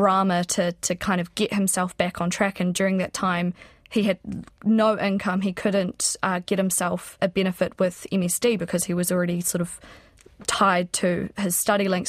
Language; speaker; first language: English; native; English